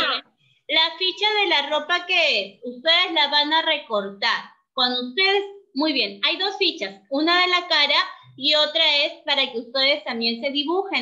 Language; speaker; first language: Spanish; native; Spanish